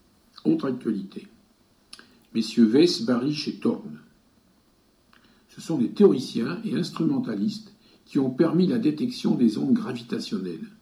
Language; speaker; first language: French; native; French